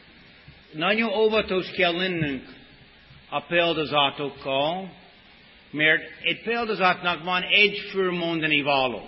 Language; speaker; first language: Hungarian; non-native, fluent; English